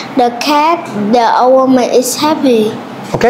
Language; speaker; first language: English; non-native, learner; Vietnamese